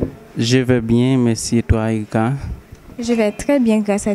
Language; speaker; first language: French; non-native, local second language; Haitian Creole